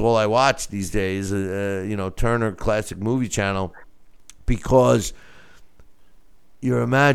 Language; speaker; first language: English; native; English